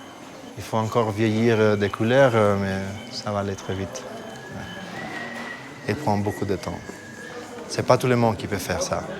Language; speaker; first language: French; non-native, fluent; Italian